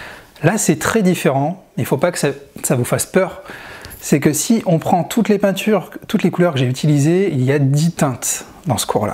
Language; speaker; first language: French; native; French